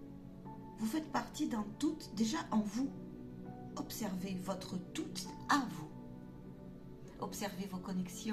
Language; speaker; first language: French; native; French